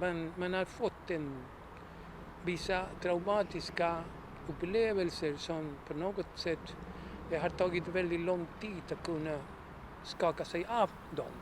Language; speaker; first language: Swedish; non-native, fluent; Spanish